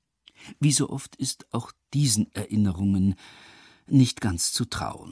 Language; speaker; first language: German; native; German